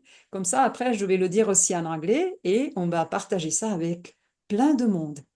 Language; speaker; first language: French; non-native, fluent; Italian